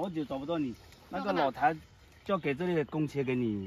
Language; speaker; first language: Chinese; non-native, local second language; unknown